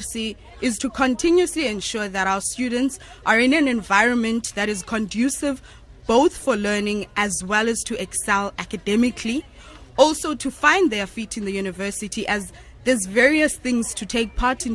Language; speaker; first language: English; non-native, local second language; Xhosa